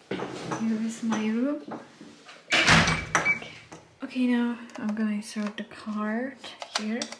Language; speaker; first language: English; non-native, fluent; Chinese